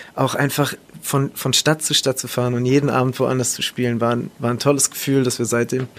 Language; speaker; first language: German; native; German